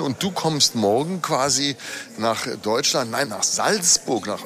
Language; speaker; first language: German; native; German